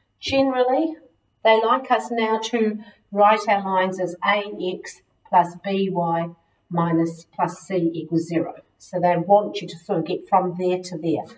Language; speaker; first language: English; native; English